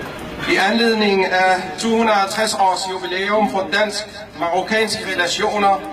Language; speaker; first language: Danish; non-native, fluent; Arabic